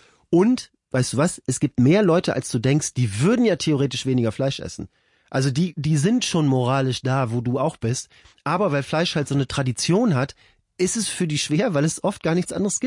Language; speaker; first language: German; native; German